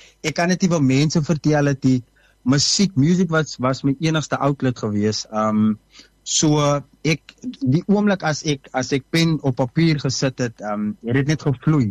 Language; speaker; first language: Afrikaans; native; Afrikaans